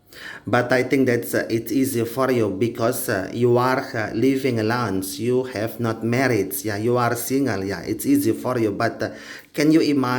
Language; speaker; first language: English; non-native, learner; Indonesian